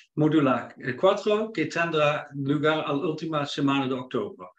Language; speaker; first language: Spanish; non-native, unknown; Dutch